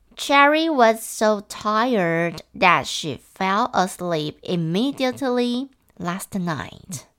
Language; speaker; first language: English; non-native, fluent; Chinese